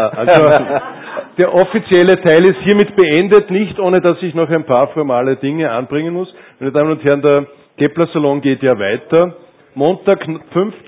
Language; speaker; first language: German; native; German